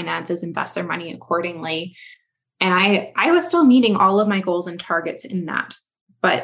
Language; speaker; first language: English; native; English